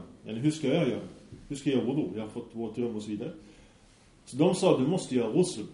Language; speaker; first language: Swedish; early bilingual, other home language; Arabic